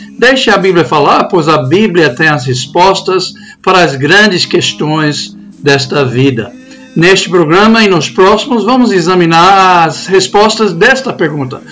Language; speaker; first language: Portuguese; non-native, fluent; English